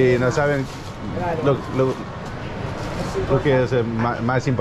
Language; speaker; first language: Spanish; non-native, learner; English